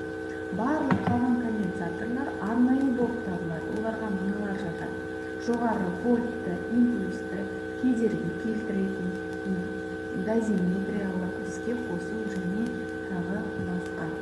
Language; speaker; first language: Kazakh; native; Kazakh